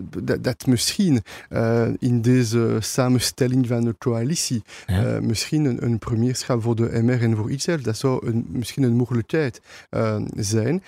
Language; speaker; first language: Dutch; non-native, local second language; French